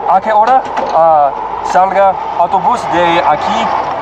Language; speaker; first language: Spanish; non-native, learner; English